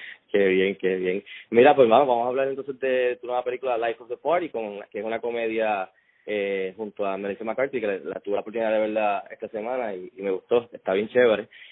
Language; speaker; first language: Spanish; native; Spanish